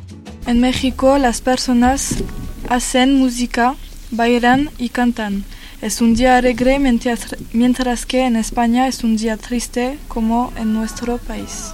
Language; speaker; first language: Spanish; non-native, learner; French